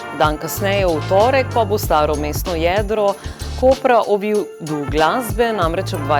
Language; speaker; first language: Slovenian; native; Slovenian